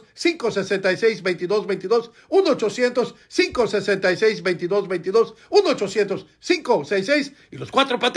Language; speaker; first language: Spanish; native; Spanish